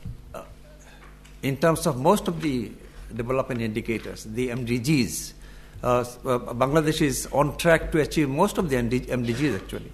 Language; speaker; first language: English; non-native, local second language; Bangla